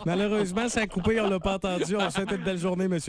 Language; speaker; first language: French; native; French